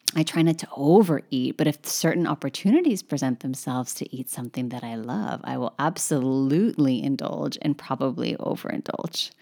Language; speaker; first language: English; native; English